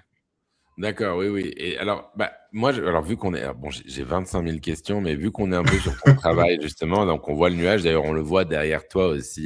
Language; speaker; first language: French; native; French